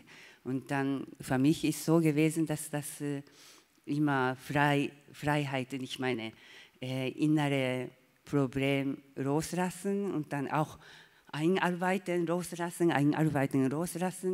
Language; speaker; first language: German; non-native, learner; Japanese